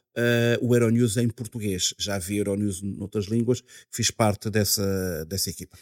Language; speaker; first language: Portuguese; native; Portuguese